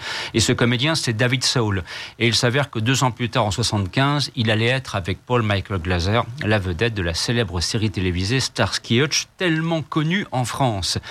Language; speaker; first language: French; native; French